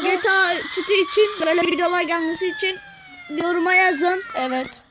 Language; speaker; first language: Turkish; native; Turkish